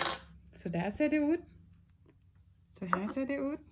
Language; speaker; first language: Swedish; non-native, fluent; Thai